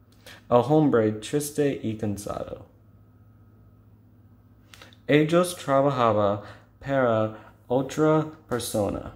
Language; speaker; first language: Spanish; non-native, learner; English